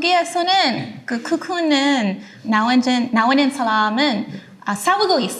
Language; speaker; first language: Korean; non-native, learner; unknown